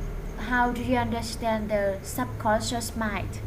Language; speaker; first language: English; non-native, fluent; Vietnamese